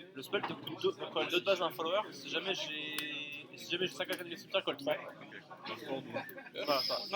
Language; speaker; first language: French; native; French